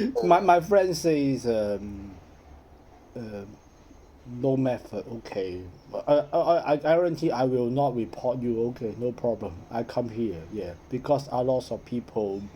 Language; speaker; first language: English; non-native, learner; Cantonese